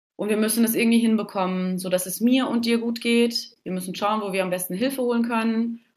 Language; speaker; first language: German; early bilingual, other home language; Turkish